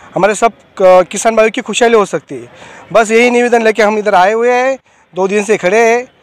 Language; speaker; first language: Hindi; non-native, local second language; Marathi